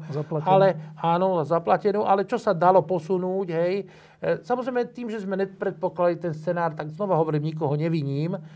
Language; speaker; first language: Slovak; native; Slovak